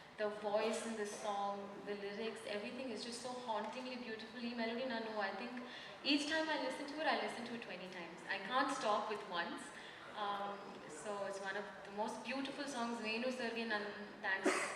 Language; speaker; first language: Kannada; non-native, learner; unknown